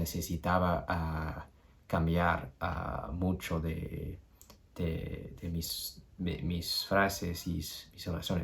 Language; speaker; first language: Spanish; non-native, learner; English